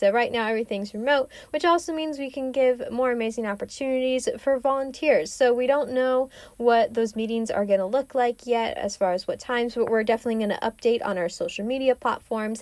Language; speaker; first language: English; native; English